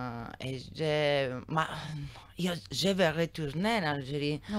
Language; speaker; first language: French; non-native, learner; Italian